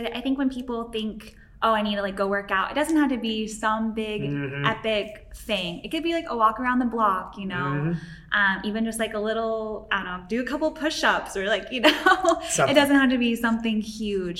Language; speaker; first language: English; native; English